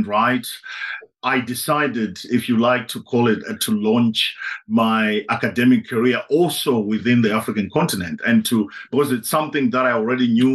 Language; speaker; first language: English; non-native, local second language; Shona